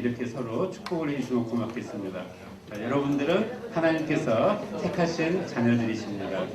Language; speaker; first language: Korean; native; Korean